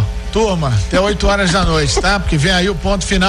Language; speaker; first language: Portuguese; native; Portuguese